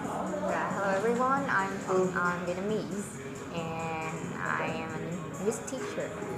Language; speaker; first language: English; non-native, fluent; Vietnamese